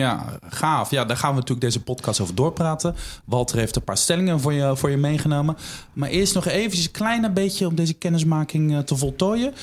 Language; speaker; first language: Dutch; native; Dutch